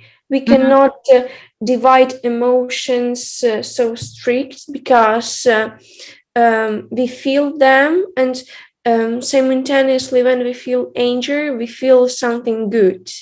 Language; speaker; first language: English; non-native, fluent; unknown